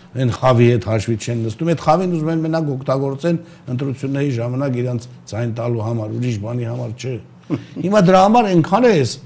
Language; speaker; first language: Armenian; native; Armenian